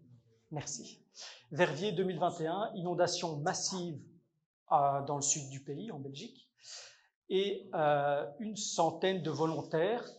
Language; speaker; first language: French; native; French